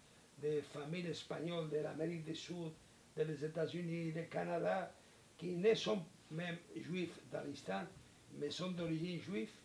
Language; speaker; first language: French; non-native, learner; Spanish